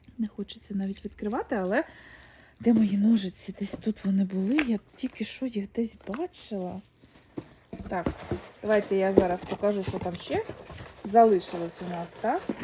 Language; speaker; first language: Ukrainian; non-native, local second language; Russian